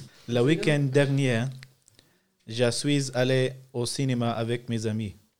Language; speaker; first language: French; non-native, learner; English